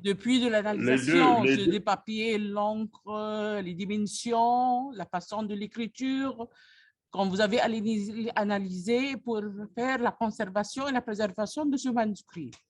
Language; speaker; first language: French; non-native, fluent; Arabic